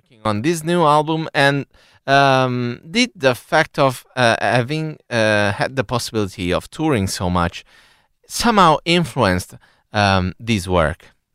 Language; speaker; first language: English; non-native, fluent; Italian